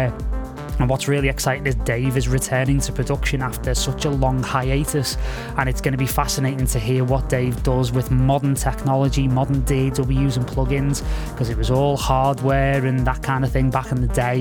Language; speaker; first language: English; native; English